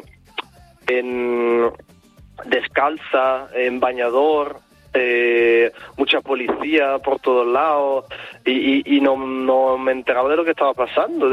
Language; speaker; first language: Spanish; non-native, fluent; Italian